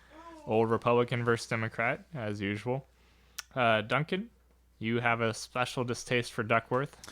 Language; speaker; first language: English; native; English